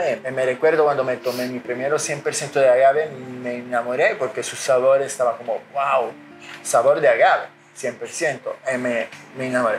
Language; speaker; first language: Spanish; non-native, fluent; Italian